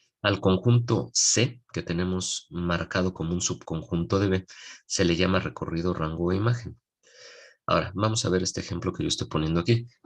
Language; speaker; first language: Spanish; native; Spanish